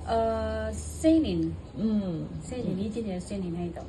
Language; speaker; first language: Chinese; non-native, learner; Indonesian